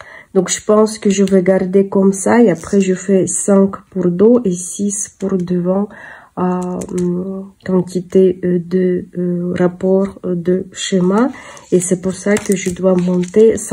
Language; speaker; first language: French; non-native, fluent; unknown